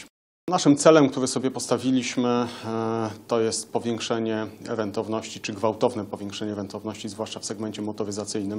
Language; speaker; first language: Polish; native; Polish